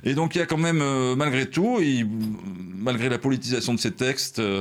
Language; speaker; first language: French; native; French